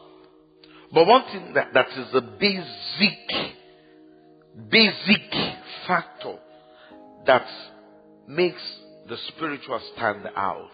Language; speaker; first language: English; non-native, local second language; Yoruba